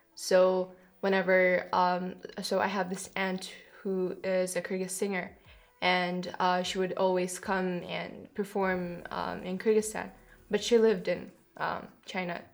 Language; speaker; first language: English; non-native, fluent; Kyrgyz